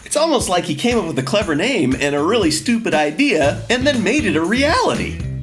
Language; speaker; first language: English; native; English